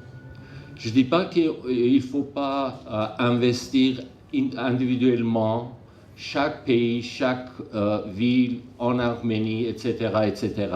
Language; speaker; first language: French; non-native, learner; Armenian